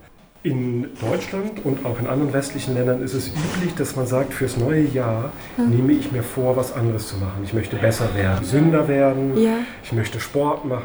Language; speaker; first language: German; native; German